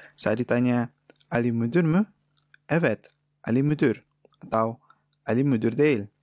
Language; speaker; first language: Turkish; non-native, fluent; Indonesian